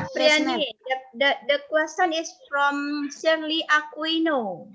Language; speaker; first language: English; non-native, fluent; Indonesian